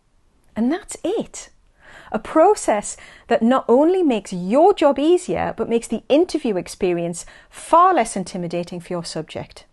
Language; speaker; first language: English; native; English